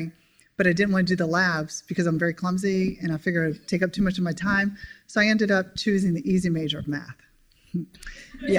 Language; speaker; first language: English; native; English